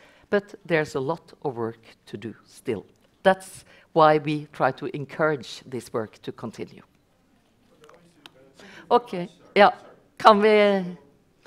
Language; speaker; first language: English; non-native, fluent; Norwegian